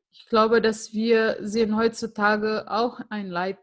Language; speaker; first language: German; non-native, fluent; Indonesian